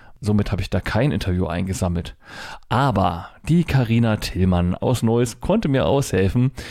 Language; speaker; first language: German; native; German